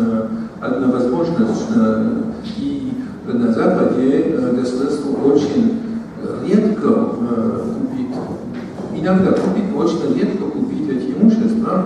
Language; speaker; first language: Russian; non-native, fluent; French